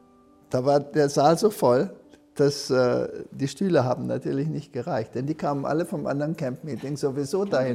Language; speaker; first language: German; early bilingual, heritage; German